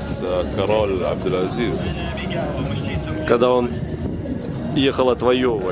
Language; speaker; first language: Russian; native; Russian